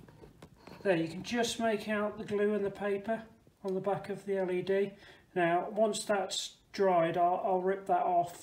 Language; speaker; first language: English; native; English